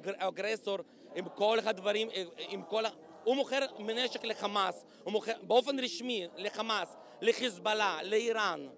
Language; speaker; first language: Hebrew; non-native, fluent; Russian